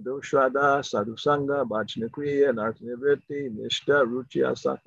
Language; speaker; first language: English; native; English